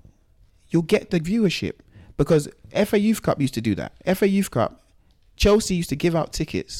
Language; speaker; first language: English; native; English